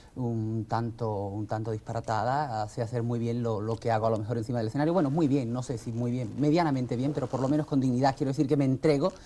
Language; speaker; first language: Spanish; early bilingual, other home language; Arabic